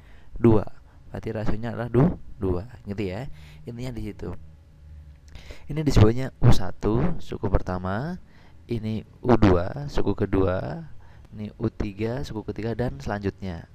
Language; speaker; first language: Indonesian; native; Indonesian